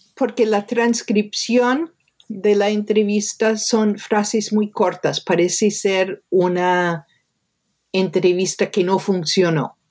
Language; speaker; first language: Spanish; non-native, fluent; English